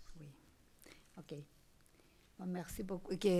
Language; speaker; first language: French; non-native, learner; Spanish